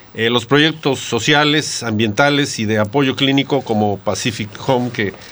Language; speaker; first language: Spanish; native; Spanish